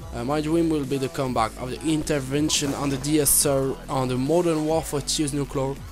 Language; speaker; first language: English; non-native, learner; French